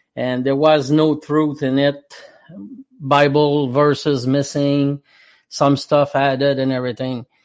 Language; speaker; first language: English; non-native, fluent; French